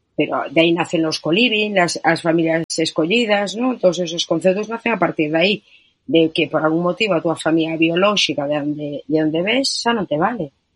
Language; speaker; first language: Galician; non-native, local second language; Spanish